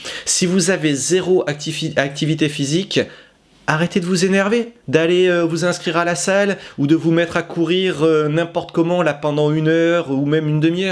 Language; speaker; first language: French; native; French